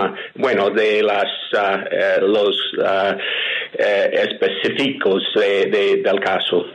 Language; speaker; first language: Spanish; non-native, fluent; English